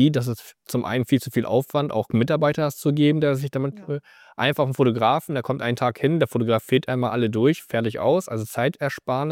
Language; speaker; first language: German; native; German